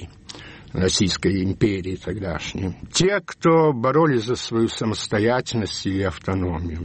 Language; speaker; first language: Russian; early bilingual, heritage; Russian